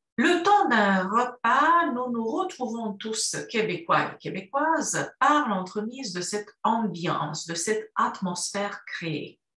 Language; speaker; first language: French; non-native, fluent; Romanian